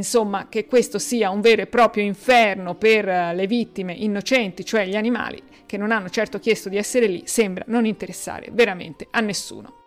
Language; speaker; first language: Italian; native; Italian